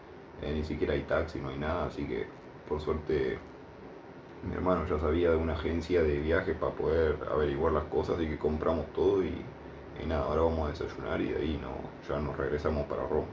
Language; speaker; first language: Spanish; native; Spanish